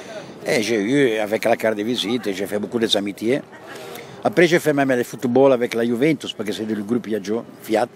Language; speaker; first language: French; non-native, fluent; Italian